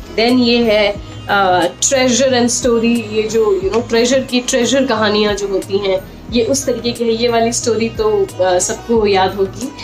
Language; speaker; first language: Hindi; native; Hindi